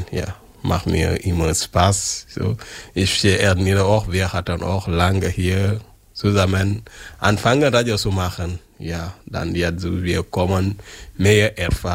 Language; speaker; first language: German; non-native, learner; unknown